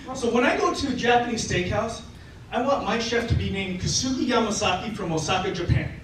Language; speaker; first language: English; native; English